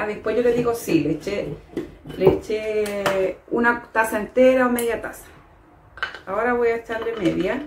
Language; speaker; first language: Spanish; native; Spanish